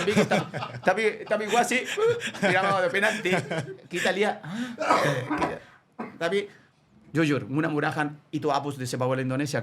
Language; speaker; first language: Indonesian; non-native, fluent; Spanish